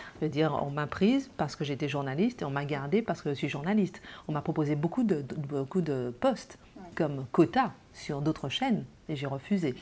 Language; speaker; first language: French; non-native, local second language; Guadeloupean Creole French